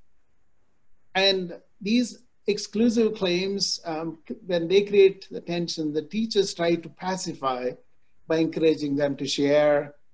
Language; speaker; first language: English; non-native, local second language; Telugu